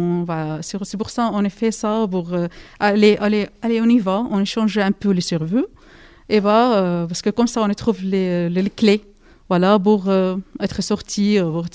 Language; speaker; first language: French; non-native, learner; Arabic